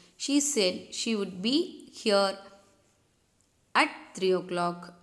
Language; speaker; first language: English; non-native, local second language; Tamil